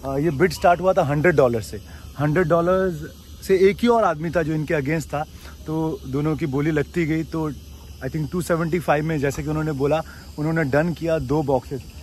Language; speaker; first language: Hindi; native; Hindi